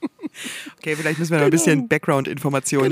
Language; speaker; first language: German; native; German